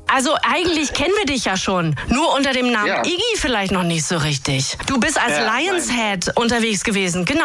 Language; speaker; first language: German; native; German